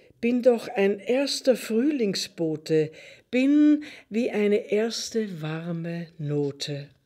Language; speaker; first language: German; native; German